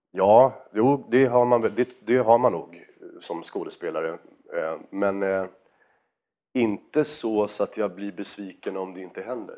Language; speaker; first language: Swedish; native; Swedish